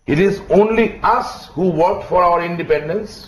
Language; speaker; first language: English; non-native, local second language; Bangla